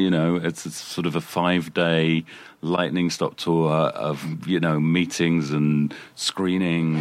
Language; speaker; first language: English; native; English